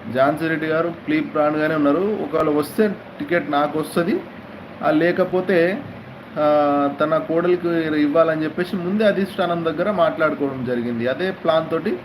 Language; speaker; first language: Telugu; non-native, local second language; Lambadi